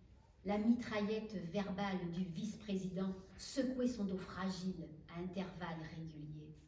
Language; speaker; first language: French; native; French